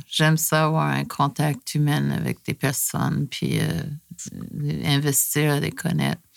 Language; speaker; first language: French; non-native, fluent; English